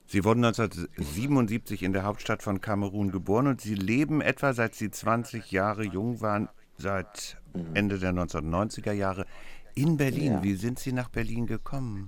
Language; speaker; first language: German; native; German